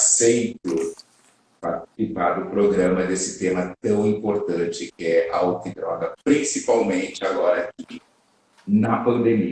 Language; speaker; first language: Portuguese; native; Portuguese